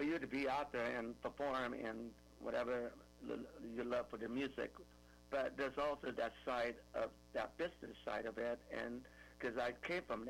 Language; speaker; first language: English; non-native, local second language; Filipino